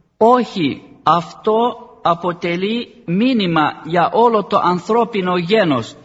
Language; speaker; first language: Greek; non-native, fluent; Arabic